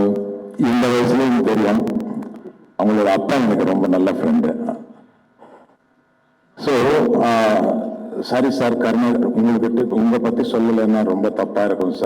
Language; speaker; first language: Tamil; non-native, local second language; Telugu